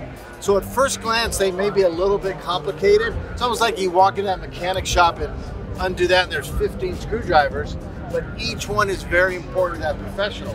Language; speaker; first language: English; native; English